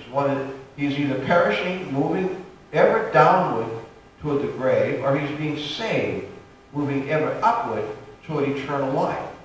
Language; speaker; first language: English; native; English